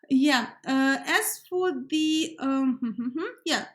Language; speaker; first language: English; non-native, fluent; Ukrainian